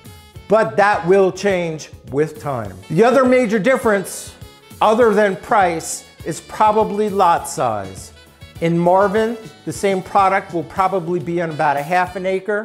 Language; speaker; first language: English; native; English